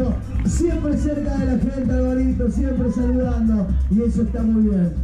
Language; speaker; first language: Spanish; native; Spanish